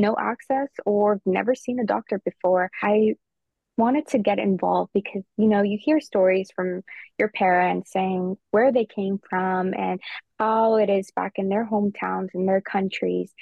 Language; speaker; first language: English; early bilingual, other home language; Spanish